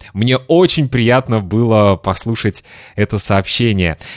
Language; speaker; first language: Russian; native; Russian